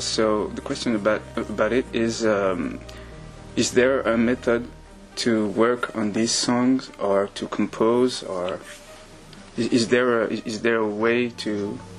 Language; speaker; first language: English; non-native, fluent; French